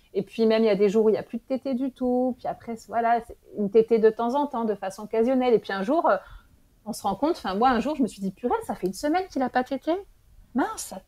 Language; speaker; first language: French; native; French